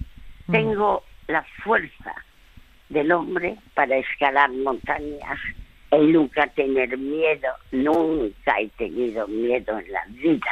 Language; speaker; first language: Spanish; early bilingual, other home language; French